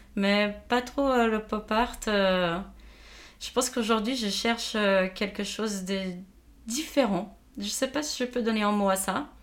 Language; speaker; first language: French; non-native, fluent; Portuguese